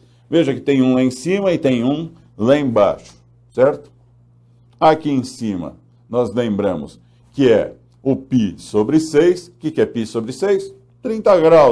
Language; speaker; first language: Portuguese; native; Portuguese